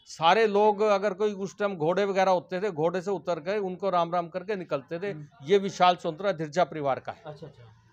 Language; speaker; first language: Hindi; native; Hindi